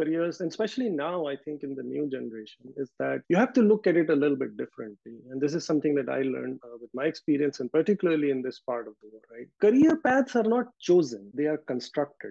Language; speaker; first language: English; non-native, local second language; Urdu